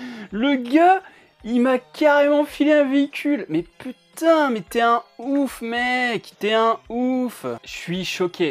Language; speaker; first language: French; native; French